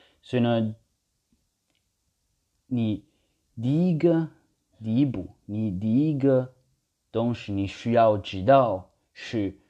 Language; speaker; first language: Chinese; non-native, learner; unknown